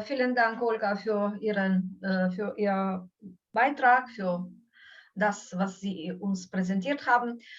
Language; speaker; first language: German; non-native, fluent; Ukrainian